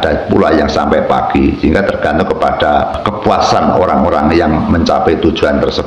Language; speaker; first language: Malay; non-native, local second language; Javanese